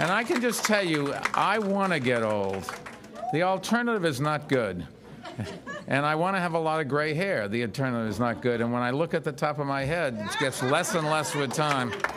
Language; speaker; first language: English; native; English